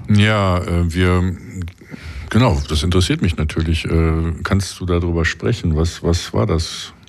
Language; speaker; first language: German; native; German